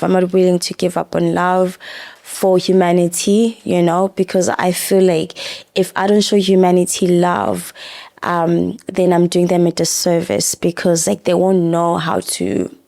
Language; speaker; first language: English; non-native, local second language; Zulu